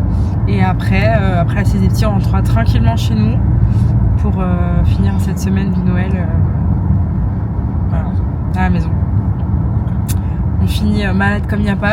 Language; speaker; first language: French; native; French